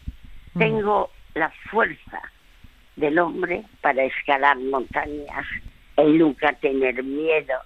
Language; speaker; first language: Spanish; early bilingual, other home language; French